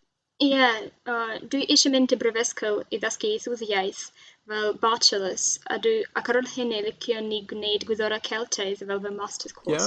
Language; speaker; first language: Welsh; non-native, learner; Russian